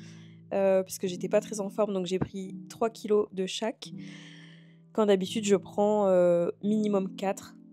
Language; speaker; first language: French; native; French